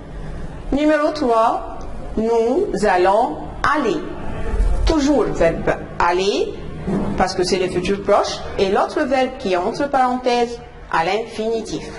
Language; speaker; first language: French; non-native, fluent; Arabic